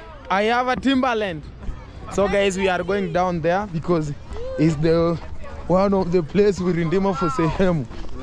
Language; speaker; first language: English; non-native, learner; Swahili